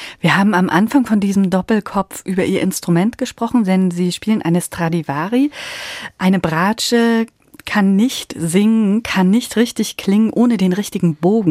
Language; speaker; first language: German; native; German